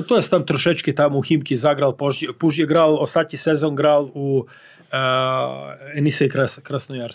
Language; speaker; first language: Polish; non-native, learner; Serbian